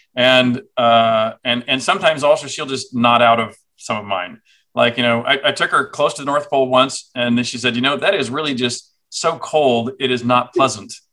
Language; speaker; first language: English; native; English